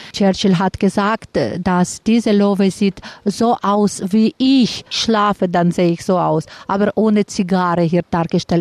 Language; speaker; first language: German; non-native, learner; Russian